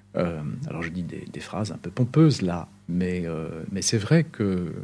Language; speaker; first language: French; non-native, local second language; Arabic